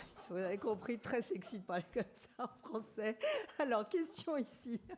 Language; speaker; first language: French; native; French